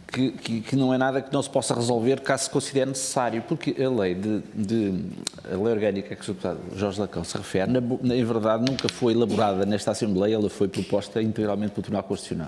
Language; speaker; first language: Portuguese; native; Portuguese